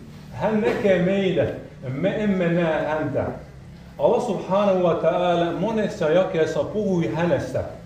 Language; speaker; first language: Finnish; non-native, fluent; Arabic